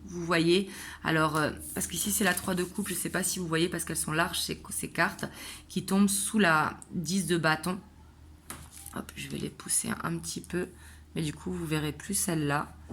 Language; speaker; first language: French; native; French